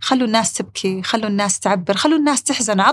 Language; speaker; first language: Arabic; native; Arabic